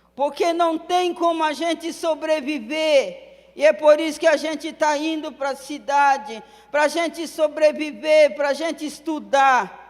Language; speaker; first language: Portuguese; non-native, local second language; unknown